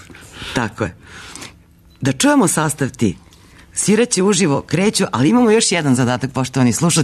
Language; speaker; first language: Serbian; native; Serbian